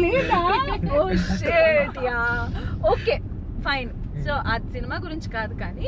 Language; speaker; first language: Telugu; native; Telugu